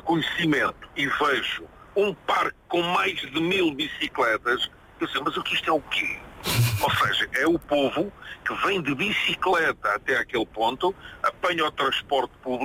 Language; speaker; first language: Portuguese; native; Portuguese